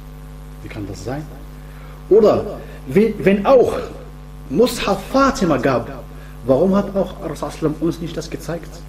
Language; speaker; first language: German; non-native, fluent; Arabic